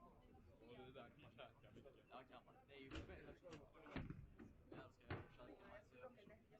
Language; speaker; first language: Swedish; native; Swedish